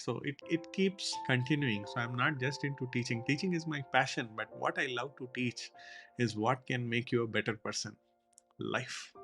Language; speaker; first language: English; non-native, local second language; Hindi